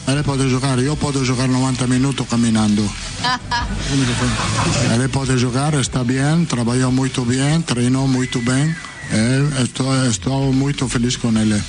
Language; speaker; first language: Portuguese; non-native, fluent; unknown